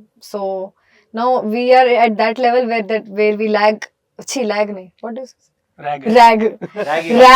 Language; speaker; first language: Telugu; non-native, fluent; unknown